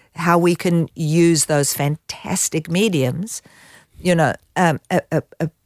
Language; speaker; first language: English; native; English